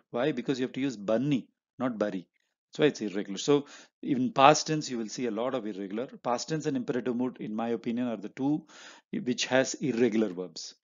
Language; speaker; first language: English; non-native, local second language; Hindi